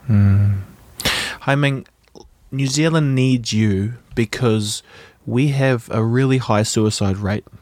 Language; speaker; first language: English; native; English